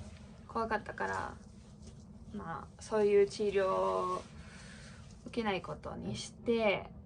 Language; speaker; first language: Japanese; non-native, fluent; English